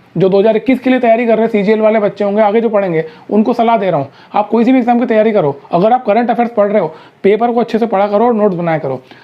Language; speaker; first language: Hindi; native; Hindi